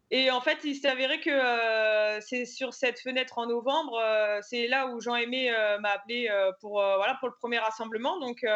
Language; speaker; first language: French; native; French